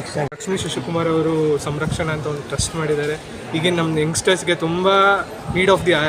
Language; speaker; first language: Kannada; non-native, learner; Tamil